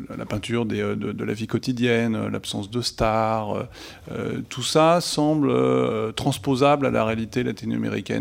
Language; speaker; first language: French; native; French